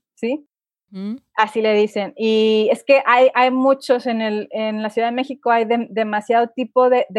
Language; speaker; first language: Spanish; native; Spanish